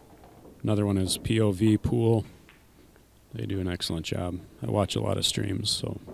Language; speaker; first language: English; native; English